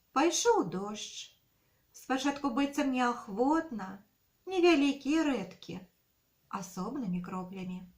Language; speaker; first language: Belarusian; non-native, local second language; Russian